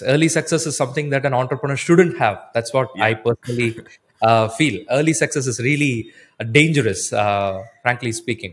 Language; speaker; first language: English; non-native, local second language; Tamil